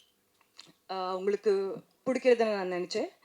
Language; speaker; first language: Tamil; non-native, learner; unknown